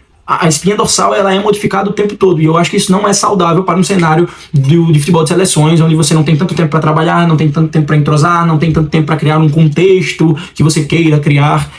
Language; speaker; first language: Portuguese; native; Portuguese